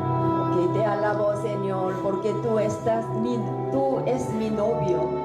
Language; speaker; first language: Spanish; non-native, learner; Korean